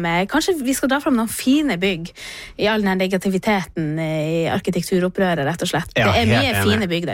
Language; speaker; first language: Norwegian; native; Norwegian